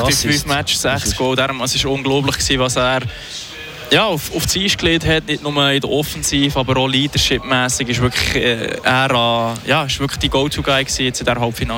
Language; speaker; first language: German; native; German